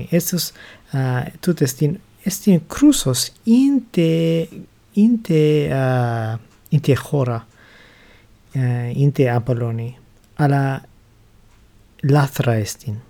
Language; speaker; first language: Greek; non-native, learner; English